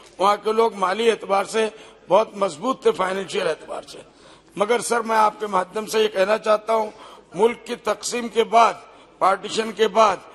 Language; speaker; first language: Hindi; non-native, local second language; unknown